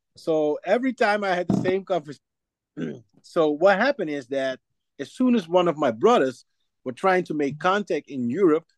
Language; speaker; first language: English; non-native, fluent; Dutch